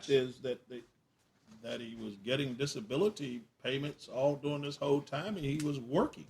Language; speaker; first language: English; native; English